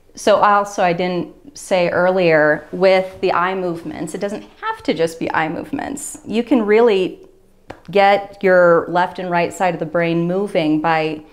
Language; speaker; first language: English; native; English